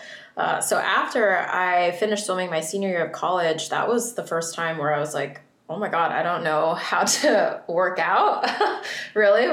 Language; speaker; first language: English; early bilingual, other home language; Vietnamese